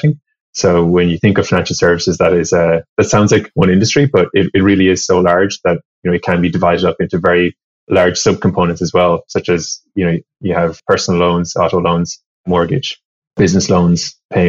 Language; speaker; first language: English; native; English